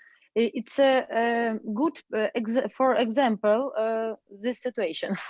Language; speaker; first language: English; non-native, learner; Ukrainian